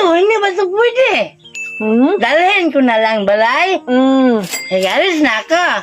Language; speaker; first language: Filipino; non-native, local second language; Cebuano